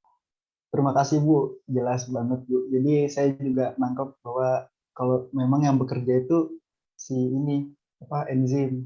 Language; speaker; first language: Indonesian; native; Indonesian